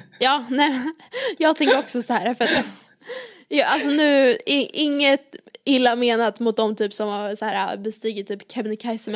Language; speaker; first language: Swedish; native; Swedish